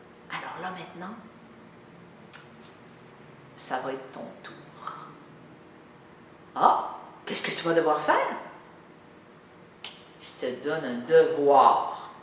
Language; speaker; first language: French; native; French